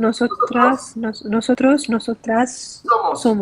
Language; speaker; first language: Spanish; non-native, learner; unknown